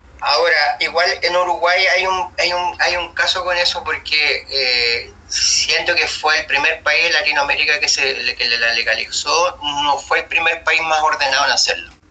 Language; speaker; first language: Spanish; native; Spanish